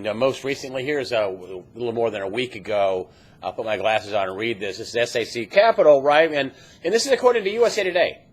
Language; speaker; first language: English; native; English